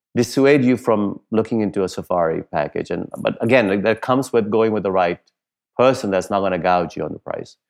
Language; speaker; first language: English; non-native, local second language; Punjabi